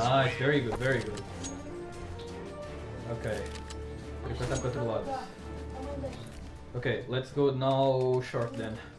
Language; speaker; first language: English; non-native, learner; Portuguese